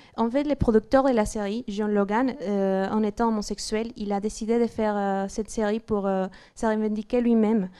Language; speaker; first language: French; non-native, fluent; Spanish